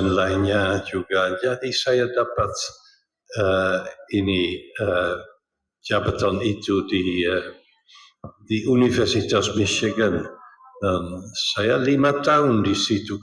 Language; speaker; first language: Indonesian; non-native, fluent; Dutch